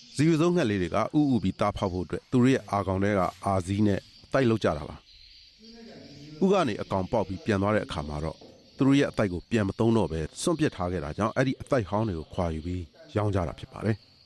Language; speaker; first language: Burmese; native; Burmese